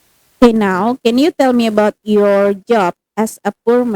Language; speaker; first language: English; non-native, fluent; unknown